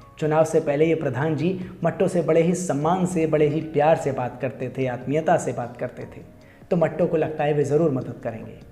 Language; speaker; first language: Hindi; native; Hindi